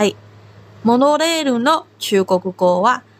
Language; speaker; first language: Japanese; non-native, fluent; Chinese